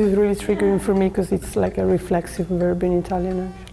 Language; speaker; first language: English; non-native, fluent; Italian